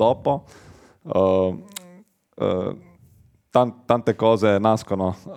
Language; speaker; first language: Italian; non-native, learner; Slovenian